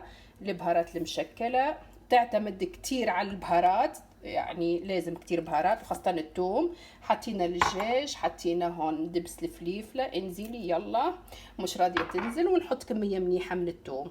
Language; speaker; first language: Arabic; native; Arabic